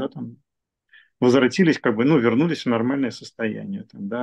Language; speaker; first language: Russian; native; Russian